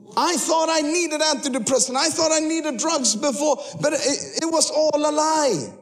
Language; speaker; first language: English; early bilingual, heritage; Spanish